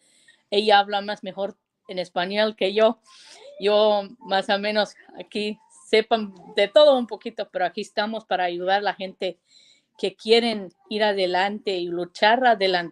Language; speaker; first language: Spanish; early bilingual, heritage; Spanish